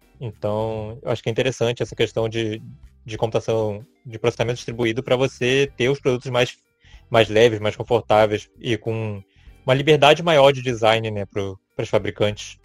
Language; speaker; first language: Portuguese; native; Portuguese